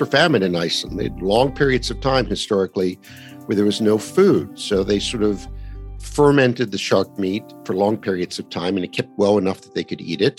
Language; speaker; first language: English; native; English